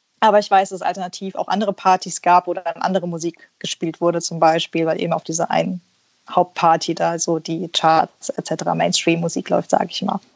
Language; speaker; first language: German; early bilingual, other home language; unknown